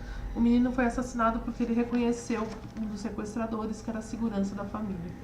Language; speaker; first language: Portuguese; native; Portuguese